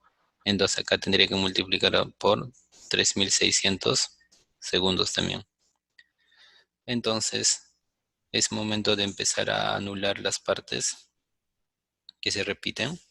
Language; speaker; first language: Spanish; native; Spanish